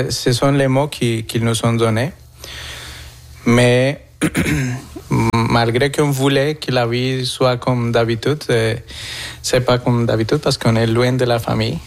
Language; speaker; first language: French; non-native, fluent; Spanish